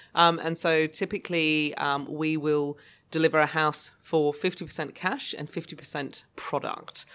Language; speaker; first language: English; native; English